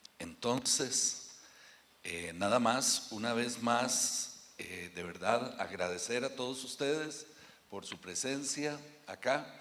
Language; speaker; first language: Spanish; native; Spanish